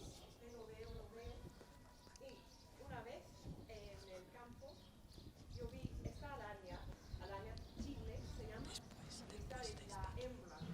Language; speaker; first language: Spanish; non-native, fluent; English